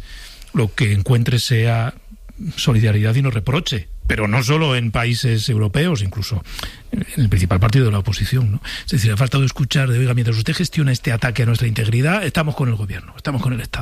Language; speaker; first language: Spanish; native; Spanish